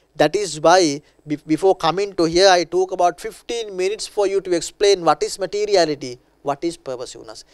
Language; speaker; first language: English; non-native, local second language; Sinhala